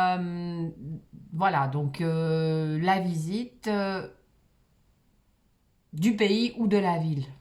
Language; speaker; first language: French; non-native, fluent; Russian